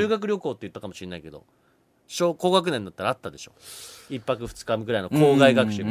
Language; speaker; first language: Japanese; native; Japanese